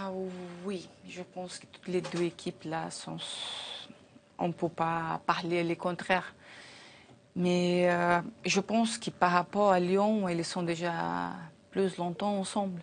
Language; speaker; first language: French; non-native, learner; Portuguese